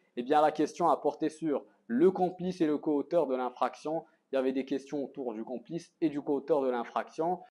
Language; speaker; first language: French; non-native, local second language; Arabic